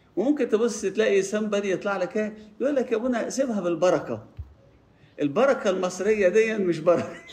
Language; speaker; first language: Arabic; early bilingual, heritage; Arabic